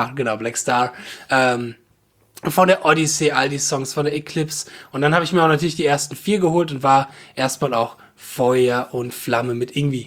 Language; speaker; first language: German; native; German